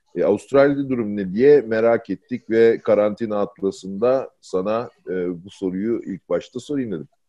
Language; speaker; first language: Turkish; native; Turkish